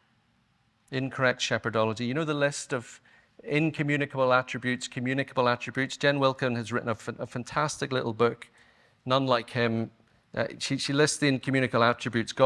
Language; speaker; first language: English; native; English